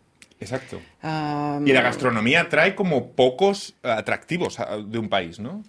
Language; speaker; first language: Spanish; native; Spanish